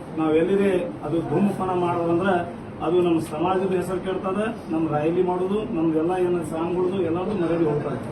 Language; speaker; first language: Kannada; non-native, local second language; Lambadi